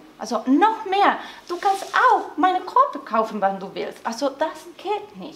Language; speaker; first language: German; non-native, learner; Spanish